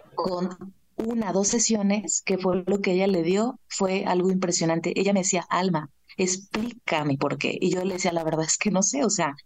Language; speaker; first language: Spanish; native; Spanish